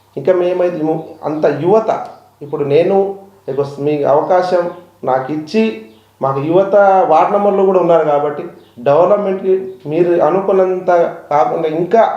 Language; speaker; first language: Telugu; non-native, local second language; Lambadi